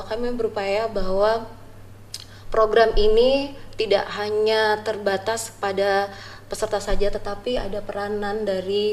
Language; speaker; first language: Indonesian; native; Indonesian